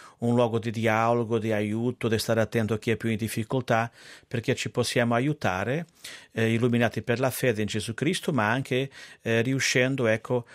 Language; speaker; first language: Italian; non-native, fluent; Portuguese